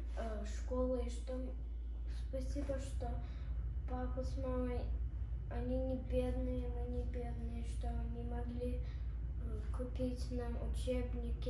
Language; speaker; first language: Russian; early bilingual, heritage; Russian